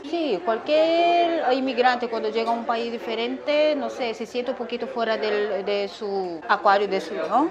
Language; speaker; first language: Spanish; non-native, fluent; Korean